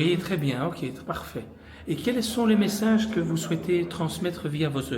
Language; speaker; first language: French; native; French